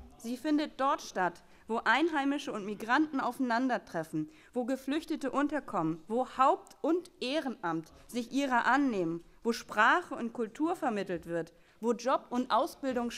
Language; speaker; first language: German; native; German